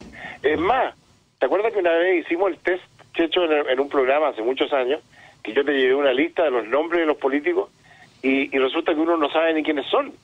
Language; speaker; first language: Spanish; native; Spanish